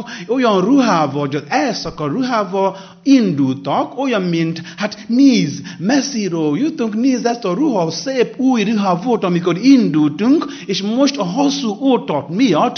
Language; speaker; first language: Hungarian; non-native, learner; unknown